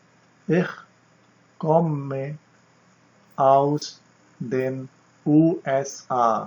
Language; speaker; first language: German; non-native, fluent; Urdu